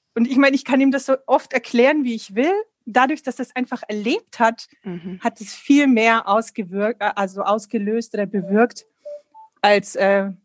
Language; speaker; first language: German; non-native, fluent; Polish